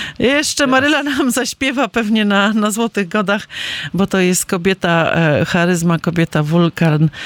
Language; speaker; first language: Polish; native; Polish